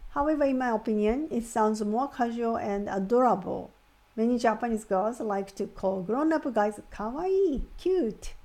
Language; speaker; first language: English; non-native, fluent; Japanese